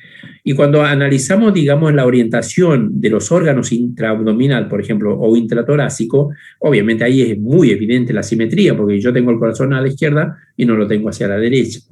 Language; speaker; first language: Spanish; native; Spanish